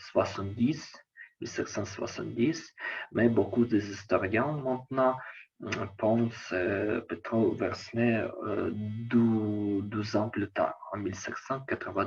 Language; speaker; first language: French; non-native, learner; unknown